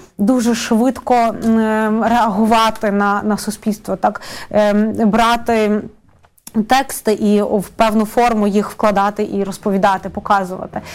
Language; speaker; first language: Ukrainian; native; Ukrainian